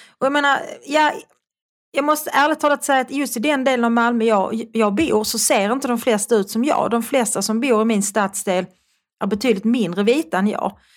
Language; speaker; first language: Swedish; native; Swedish